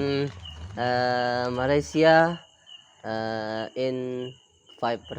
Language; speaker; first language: English; non-native, learner; Indonesian